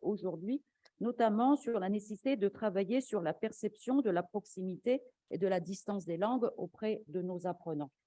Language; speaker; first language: French; native; French